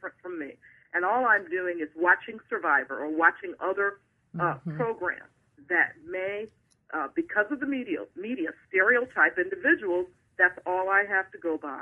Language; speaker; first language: English; native; English